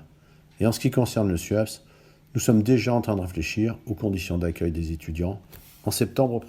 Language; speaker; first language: French; native; French